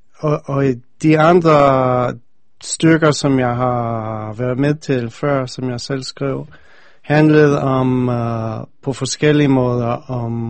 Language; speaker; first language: Danish; non-native, fluent; English